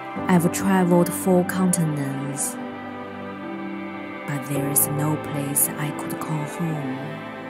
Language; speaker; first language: English; non-native, fluent; Chinese